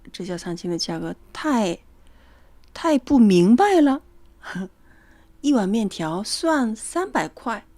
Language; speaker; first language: Chinese; native; Chinese